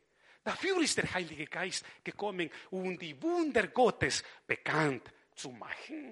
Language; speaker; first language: German; non-native, fluent; Spanish